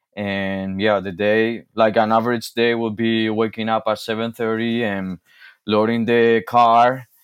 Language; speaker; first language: English; non-native, fluent; Spanish